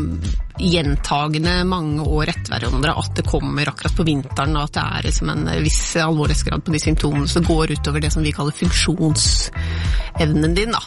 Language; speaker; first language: Norwegian; native; Norwegian